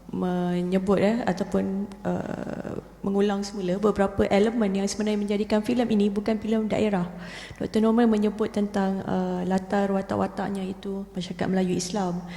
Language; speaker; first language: Malay; native; Malay